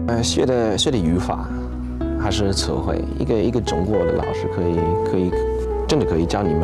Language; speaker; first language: Chinese; non-native, fluent; English